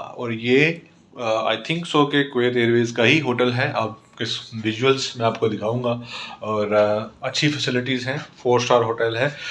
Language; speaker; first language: Urdu; non-native, local second language; Punjabi